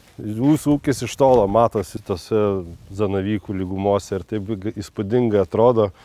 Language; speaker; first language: Lithuanian; native; Lithuanian